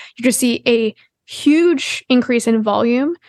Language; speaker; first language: English; native; English